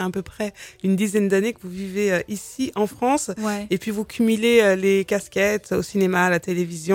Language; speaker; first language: French; native; French